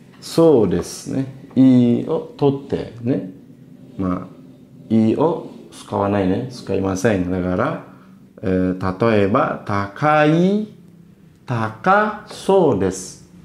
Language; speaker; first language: Japanese; non-native, learner; Indonesian